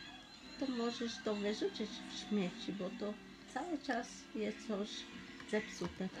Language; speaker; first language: Polish; non-native, fluent; Portuguese